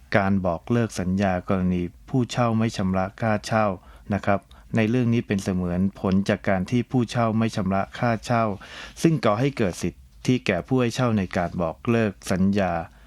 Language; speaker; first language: Thai; native; Thai